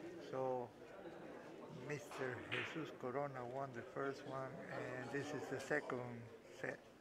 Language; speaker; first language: English; non-native, learner; Spanish